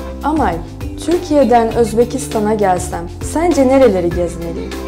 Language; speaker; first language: Turkish; native; Turkish